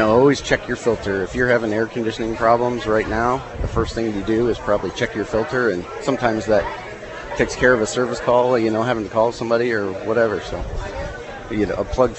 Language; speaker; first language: English; native; English